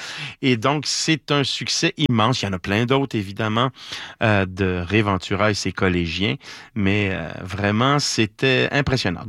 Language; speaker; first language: French; native; French